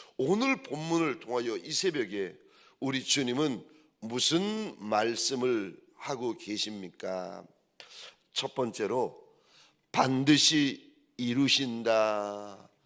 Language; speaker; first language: Korean; native; Korean